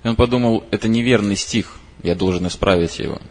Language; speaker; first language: Russian; native; Russian